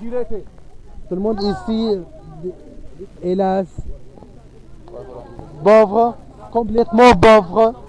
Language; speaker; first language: French; non-native, fluent; Arabic